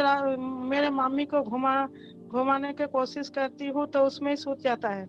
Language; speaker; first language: Hindi; non-native, local second language; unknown